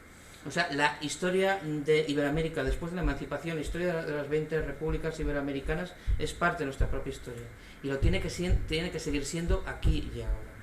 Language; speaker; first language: Spanish; native; Spanish